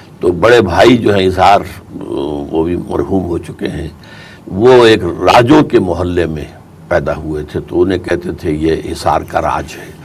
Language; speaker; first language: Urdu; native; Urdu